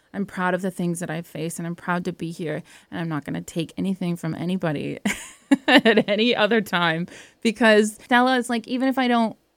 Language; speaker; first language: English; native; English